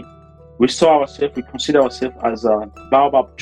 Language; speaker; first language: English; non-native, learner; Rundi